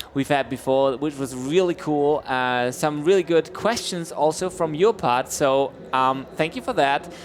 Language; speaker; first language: English; non-native, fluent; German